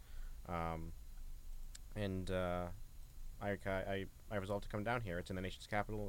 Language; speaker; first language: English; native; English